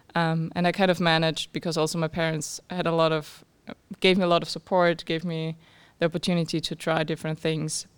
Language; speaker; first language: English; non-native, fluent; German